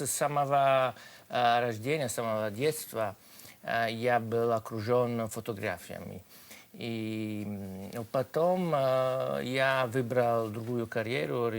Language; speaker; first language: Russian; non-native, fluent; Italian